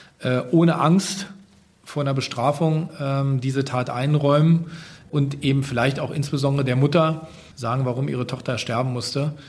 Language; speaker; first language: German; native; German